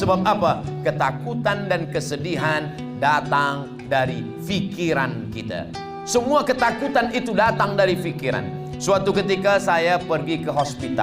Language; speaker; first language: Malay; native; Malay